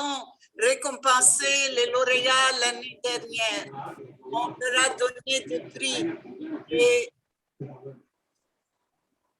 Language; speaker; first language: French; non-native, local second language; Arabic